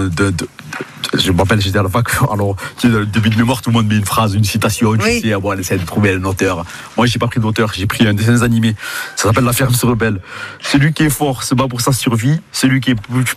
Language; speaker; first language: French; native; French